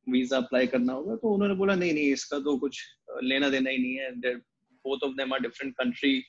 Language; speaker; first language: Hindi; native; Hindi